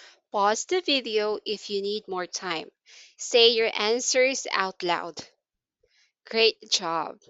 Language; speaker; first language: English; non-native, local second language; Filipino